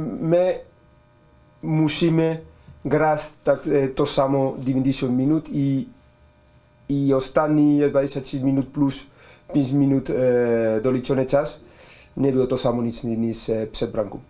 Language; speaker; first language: Polish; non-native, learner; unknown